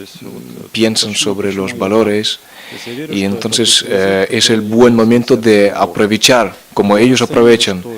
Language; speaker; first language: Spanish; non-native, fluent; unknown